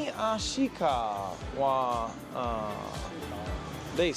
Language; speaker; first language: Japanese; non-native, learner; English